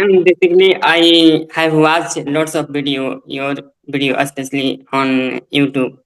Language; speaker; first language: English; non-native, learner; Hindi